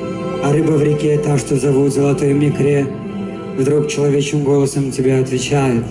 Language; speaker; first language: Russian; native; Russian